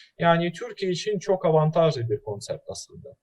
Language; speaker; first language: Turkish; non-native, fluent; Russian